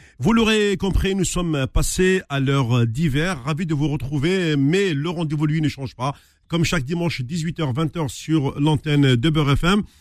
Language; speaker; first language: French; native; French